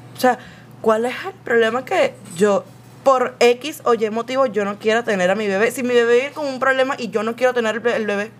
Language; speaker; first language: Spanish; native; Spanish